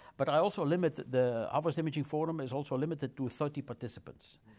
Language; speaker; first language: English; non-native, fluent; Dutch